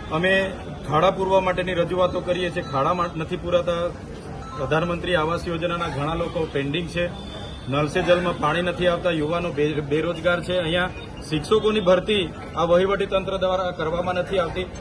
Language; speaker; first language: Gujarati; non-native, local second language; Vasavi